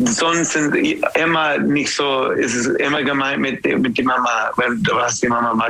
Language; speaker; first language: German; non-native, learner; English